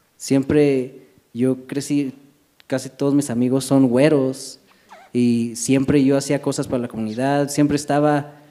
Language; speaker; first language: Spanish; early bilingual, heritage; Spanish